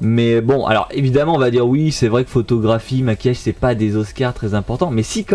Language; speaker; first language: French; native; French